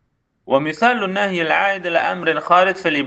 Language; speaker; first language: Arabic; non-native, fluent; Indonesian